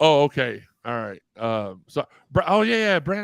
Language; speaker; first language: English; native; English